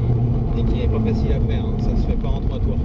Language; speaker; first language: French; native; French